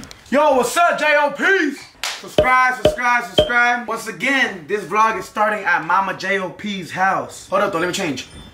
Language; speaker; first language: English; early bilingual, other home language; Spanish